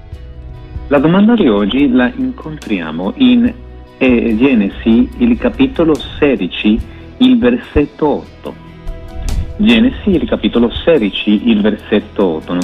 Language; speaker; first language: Italian; non-native, fluent; Spanish